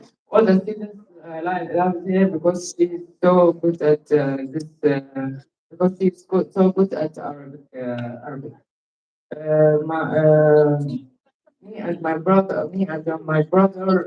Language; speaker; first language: English; non-native, learner; Arabic